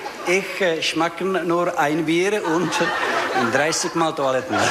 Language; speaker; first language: German; non-native, learner; Czech